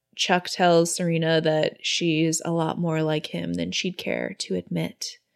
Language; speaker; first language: English; native; English